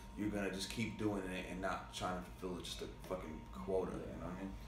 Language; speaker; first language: English; native; English